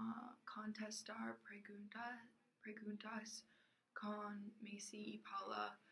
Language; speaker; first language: Spanish; non-native, learner; English